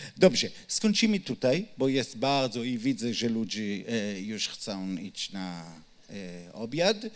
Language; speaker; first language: Polish; non-native, learner; Hebrew